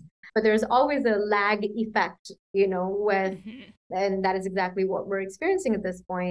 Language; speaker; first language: English; non-native, local second language; Punjabi